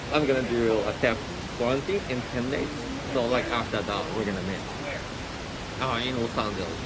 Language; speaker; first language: English; non-native, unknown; Japanese